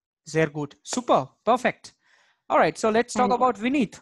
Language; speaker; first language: English; non-native, local second language; Hindi